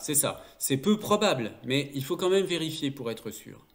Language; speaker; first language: French; native; French